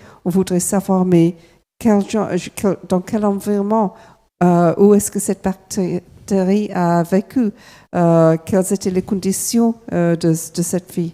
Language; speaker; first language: French; non-native, fluent; English